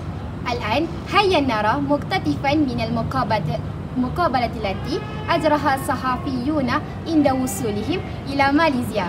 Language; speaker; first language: Arabic; non-native, learner; Malay